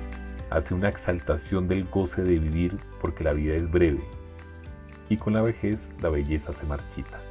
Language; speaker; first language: Spanish; native; Spanish